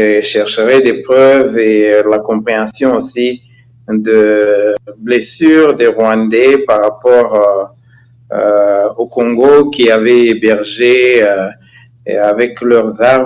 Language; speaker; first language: French; non-native, local second language; Kinyarwanda